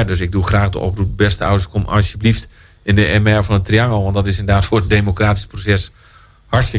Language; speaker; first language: Dutch; native; Dutch